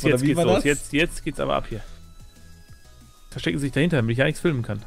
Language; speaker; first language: German; native; German